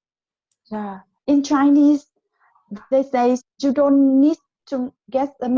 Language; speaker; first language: English; non-native, learner; Vietnamese